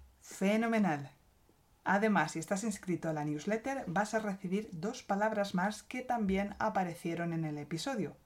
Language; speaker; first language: Spanish; native; Spanish